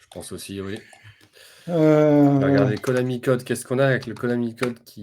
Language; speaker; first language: French; native; French